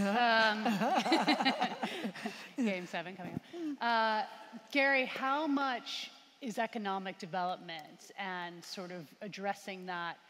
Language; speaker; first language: English; native; English